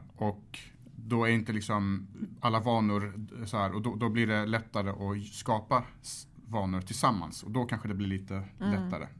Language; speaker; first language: Swedish; early bilingual, other home language; Arabic